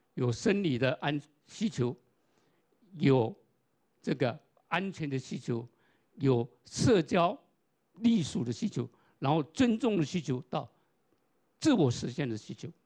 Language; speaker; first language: Chinese; non-native, local second language; Hakka Chinese